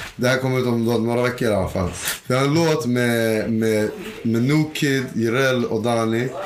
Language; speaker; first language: Swedish; native; Swedish